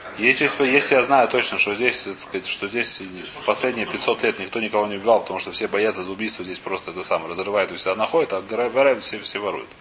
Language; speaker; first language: Russian; early bilingual, heritage; Russian